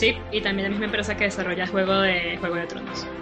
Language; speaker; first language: Spanish; native; Spanish